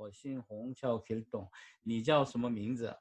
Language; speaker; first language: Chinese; non-native, fluent; Korean